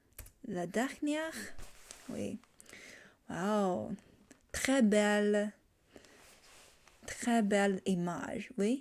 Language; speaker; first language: French; non-native, learner; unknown